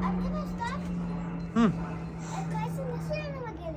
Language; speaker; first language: Turkish; early bilingual, heritage; Turkish